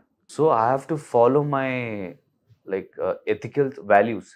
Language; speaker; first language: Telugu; non-native, local second language; Hindi